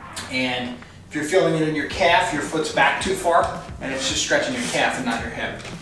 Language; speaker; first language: English; native; English